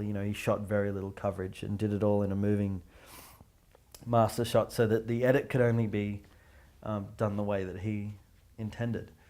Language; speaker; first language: English; native; English